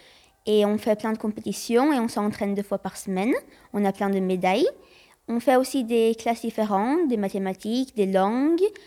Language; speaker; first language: French; early bilingual, heritage; French